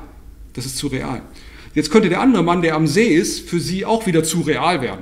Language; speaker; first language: German; native; German